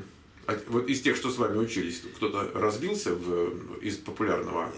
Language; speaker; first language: Russian; native; Russian